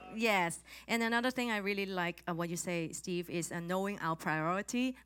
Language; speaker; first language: English; non-native, local second language; Cantonese